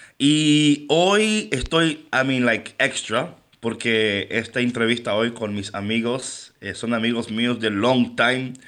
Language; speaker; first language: Spanish; native; Spanish